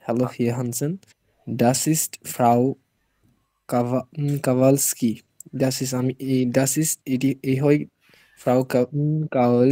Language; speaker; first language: German; non-native, learner; Bangla